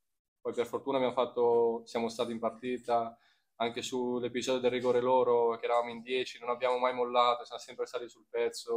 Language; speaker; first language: Italian; native; Italian